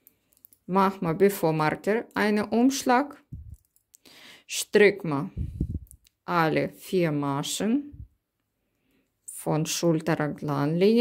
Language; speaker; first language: German; non-native, learner; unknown